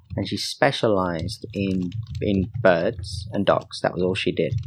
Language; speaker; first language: English; native; English